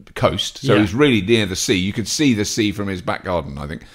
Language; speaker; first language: English; native; English